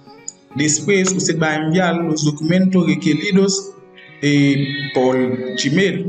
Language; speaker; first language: Spanish; non-native, learner; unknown